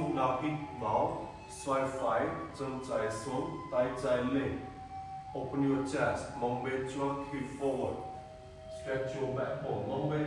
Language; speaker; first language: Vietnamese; non-native, learner; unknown